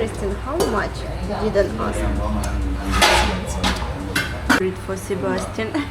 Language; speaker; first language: English; non-native, learner; Russian